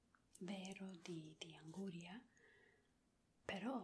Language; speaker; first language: Italian; non-native, learner; Spanish